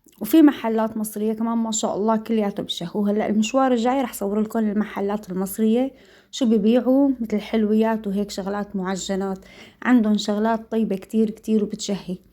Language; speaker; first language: Arabic; native; Arabic